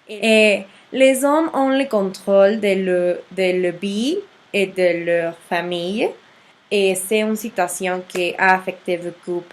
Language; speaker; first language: French; non-native, learner; Spanish